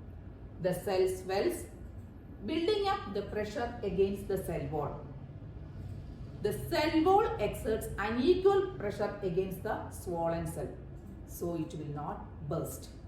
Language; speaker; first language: English; non-native, local second language; Malayalam